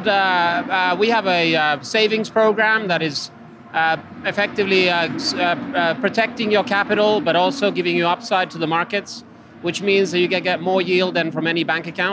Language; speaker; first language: English; non-native, fluent; Finnish